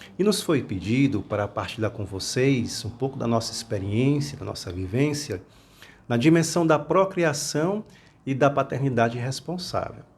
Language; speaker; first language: Portuguese; native; Portuguese